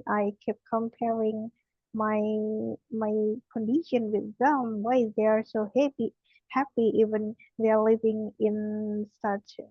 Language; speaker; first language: English; non-native, learner; Indonesian